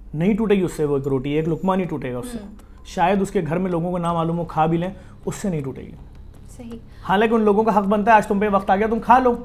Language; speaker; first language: Urdu; native; Urdu